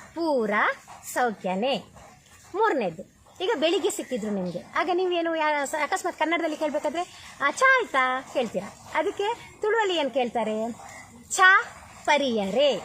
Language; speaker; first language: Kannada; non-native, local second language; Tulu